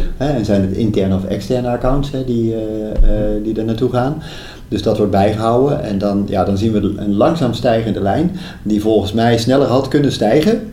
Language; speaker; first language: Dutch; native; Dutch